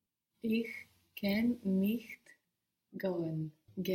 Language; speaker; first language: German; non-native, learner; English